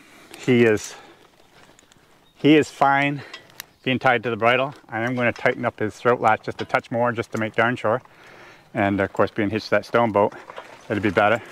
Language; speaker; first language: English; native; English